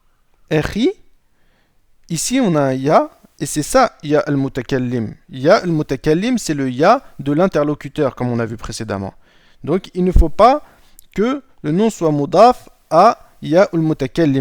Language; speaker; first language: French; native; French